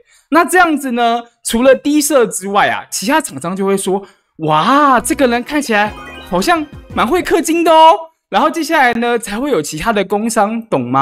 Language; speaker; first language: Chinese; native; Chinese